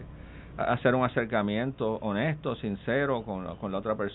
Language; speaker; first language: Spanish; native; Spanish